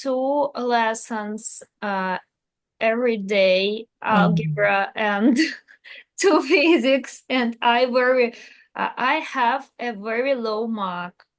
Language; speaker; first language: English; non-native, learner; Russian